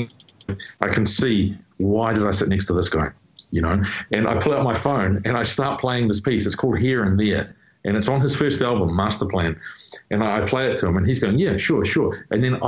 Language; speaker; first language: English; native; English